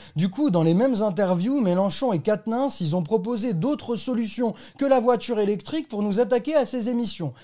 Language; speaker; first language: French; native; French